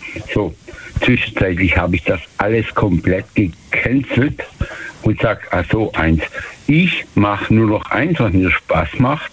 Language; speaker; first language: German; native; German